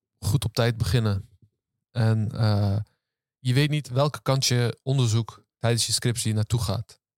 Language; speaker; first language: Dutch; early bilingual, other home language; Turkish